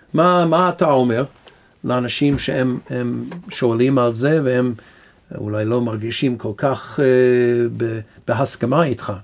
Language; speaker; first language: Hebrew; non-native, fluent; English